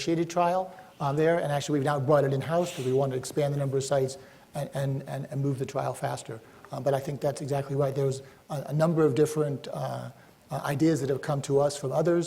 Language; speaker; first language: English; native; English